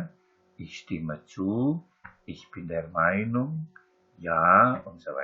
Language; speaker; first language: German; non-native, fluent; Indonesian